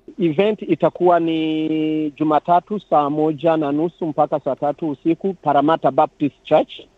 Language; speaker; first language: Swahili; non-native, local second language; Kinyarwanda